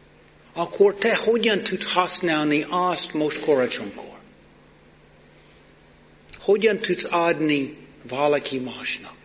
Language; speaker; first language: Hungarian; non-native, fluent; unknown